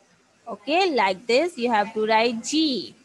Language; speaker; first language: English; non-native, local second language; Hindi